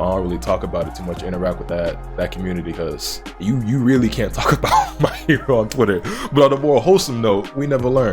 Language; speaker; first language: English; native; English